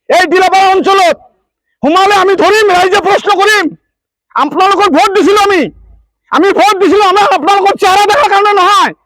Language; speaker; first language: Assamese; non-native, local second language; Bangla